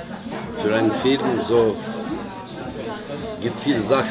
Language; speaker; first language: German; non-native, learner; Albanian